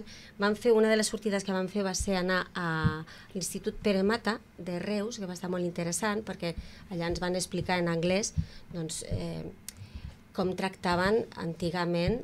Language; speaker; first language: Catalan; native; Catalan